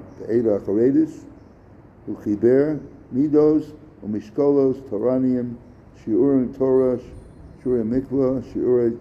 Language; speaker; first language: Hebrew; non-native, fluent; English